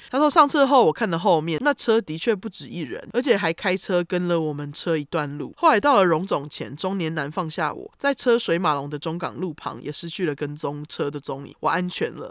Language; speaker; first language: Chinese; native; Chinese